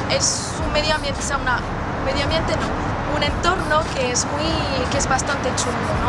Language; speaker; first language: Spanish; non-native, fluent; French